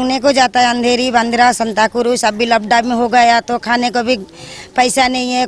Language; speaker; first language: Hindi; non-native, local second language; Bangla